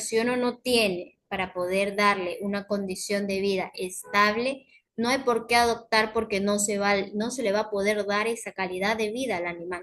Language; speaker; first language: Spanish; native; Spanish